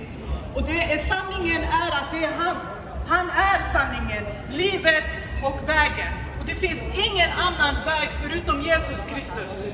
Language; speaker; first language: Swedish; non-native, fluent; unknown